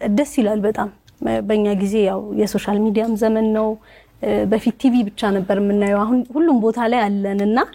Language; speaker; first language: Amharic; native; Amharic